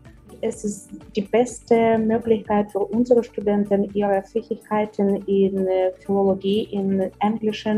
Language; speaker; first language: German; non-native, fluent; Ukrainian